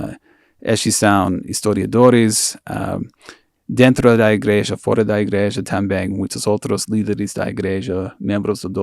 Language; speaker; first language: Portuguese; non-native, fluent; English